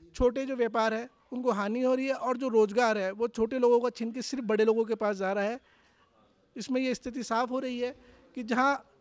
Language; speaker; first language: Hindi; native; Hindi